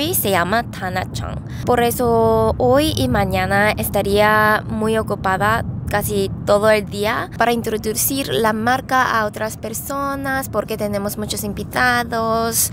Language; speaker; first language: Spanish; non-native, fluent; Korean